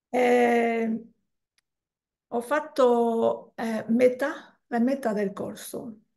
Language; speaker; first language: Italian; non-native, learner; French